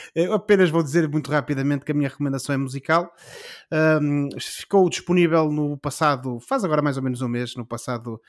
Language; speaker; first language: Portuguese; native; Portuguese